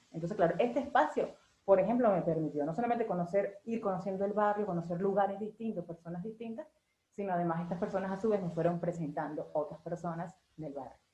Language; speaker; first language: Spanish; native; Spanish